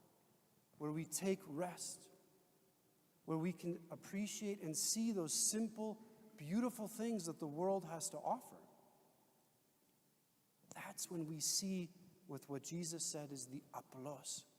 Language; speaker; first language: English; native; English